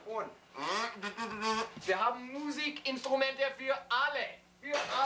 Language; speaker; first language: German; non-native, learner; English